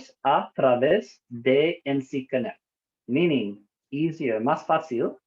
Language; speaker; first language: Spanish; non-native, learner; English